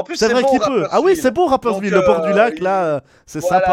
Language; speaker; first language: French; native; French